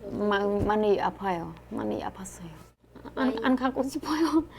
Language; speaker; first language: Korean; non-native, learner; Khmer